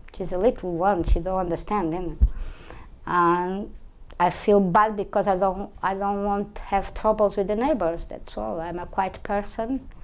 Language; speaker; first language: English; non-native, learner; Portuguese